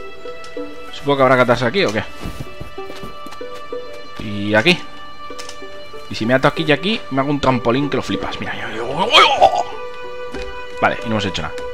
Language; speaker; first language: Spanish; native; Spanish